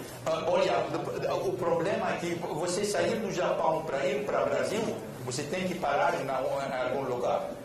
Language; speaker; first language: Portuguese; non-native, fluent; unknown